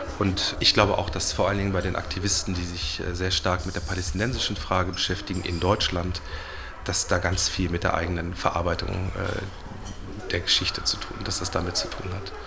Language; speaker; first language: German; native; German